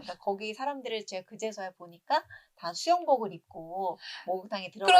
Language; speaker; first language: Korean; native; Korean